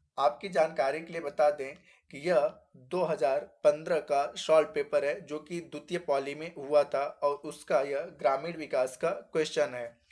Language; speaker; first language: Hindi; native; Hindi